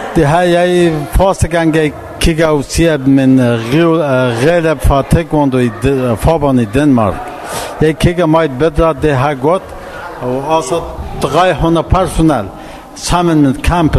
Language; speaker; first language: Danish; non-native, learner; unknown